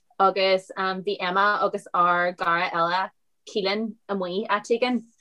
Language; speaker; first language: Irish; non-native, local second language; English